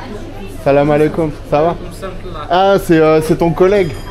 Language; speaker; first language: French; native; French